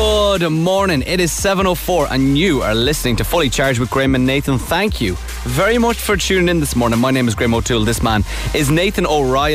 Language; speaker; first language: English; native; English